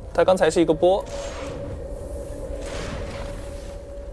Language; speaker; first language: Chinese; native; Chinese